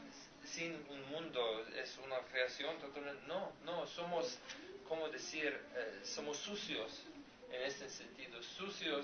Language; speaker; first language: Spanish; non-native, learner; Slovenian